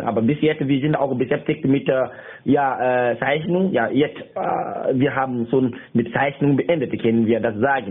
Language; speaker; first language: German; non-native, learner; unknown